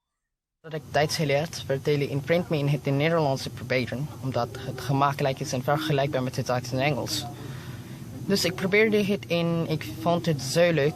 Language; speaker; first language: Dutch; non-native, learner; Filipino